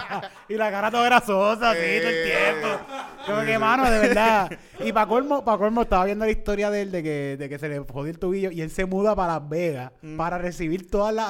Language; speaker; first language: Spanish; native; Spanish